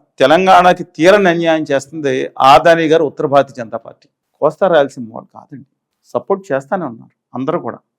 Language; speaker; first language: Telugu; native; Telugu